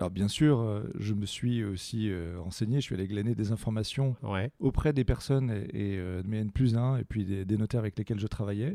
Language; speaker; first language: French; native; French